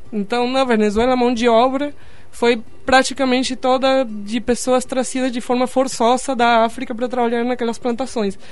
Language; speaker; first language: Portuguese; non-native, fluent; Spanish